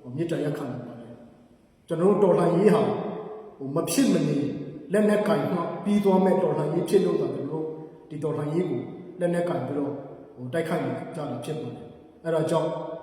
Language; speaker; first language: Burmese; non-native, local second language; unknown